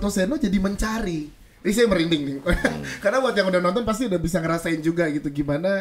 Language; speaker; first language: Indonesian; native; Indonesian